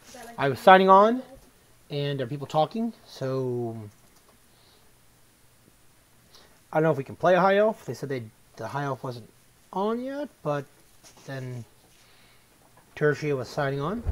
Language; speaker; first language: English; native; English